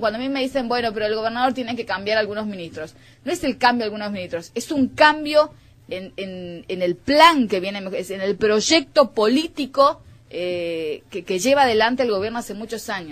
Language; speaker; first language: Spanish; native; Spanish